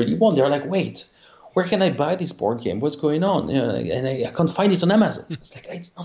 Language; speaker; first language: English; non-native, fluent; French